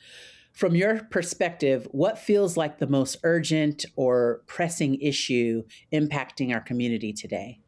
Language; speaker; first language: English; native; English